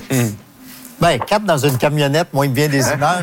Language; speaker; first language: French; native; French